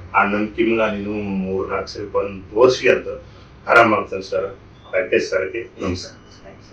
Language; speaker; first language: Kannada; native; Kannada